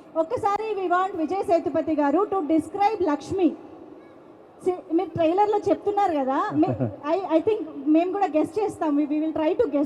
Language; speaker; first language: Telugu; native; Telugu